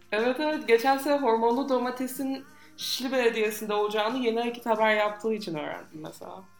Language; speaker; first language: Turkish; non-native, fluent; English